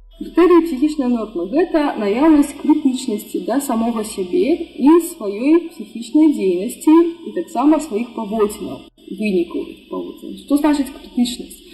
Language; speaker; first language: Belarusian; non-native, local second language; Russian